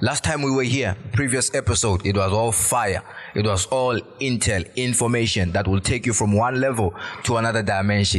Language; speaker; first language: English; non-native, local second language; Tsonga